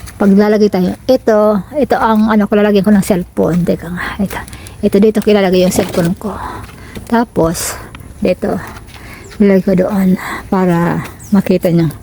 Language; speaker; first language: Filipino; non-native, local second language; Bikol